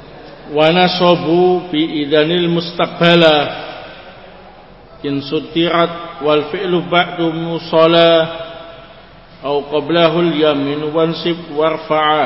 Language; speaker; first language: Arabic; non-native, learner; Indonesian